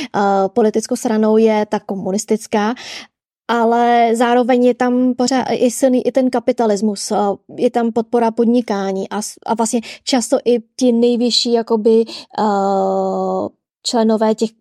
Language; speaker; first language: Czech; early bilingual, other home language; Vietnamese